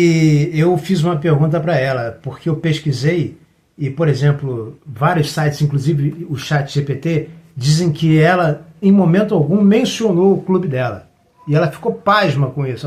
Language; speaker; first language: Portuguese; native; Portuguese